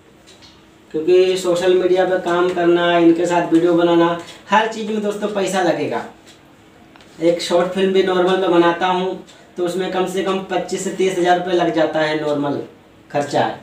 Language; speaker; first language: Hindi; native; Hindi